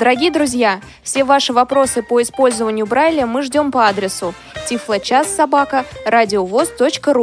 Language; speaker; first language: Russian; native; Russian